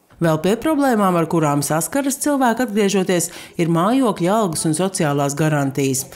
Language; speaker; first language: Latvian; native; Latvian